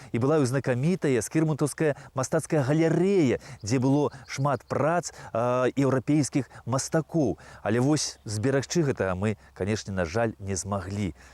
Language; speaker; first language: Belarusian; native; Belarusian